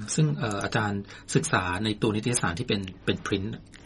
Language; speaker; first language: Thai; native; Thai